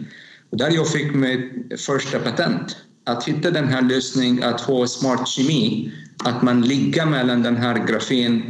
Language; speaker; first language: Swedish; non-native, fluent; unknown